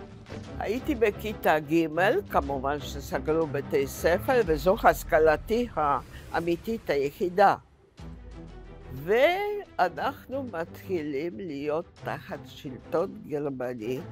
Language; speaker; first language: Hebrew; non-native, fluent; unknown